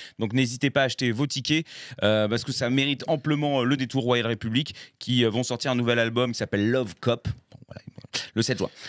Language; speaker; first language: French; native; French